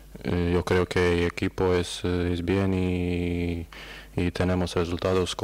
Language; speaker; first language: Spanish; non-native, learner; Croatian